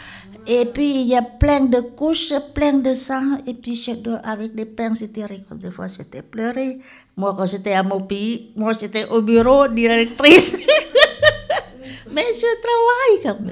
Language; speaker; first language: French; non-native, learner; Lao